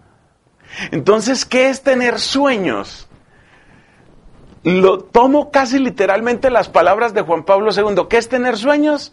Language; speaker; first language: Spanish; native; Spanish